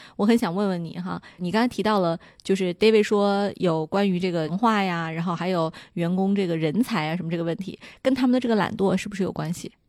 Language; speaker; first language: Chinese; native; Chinese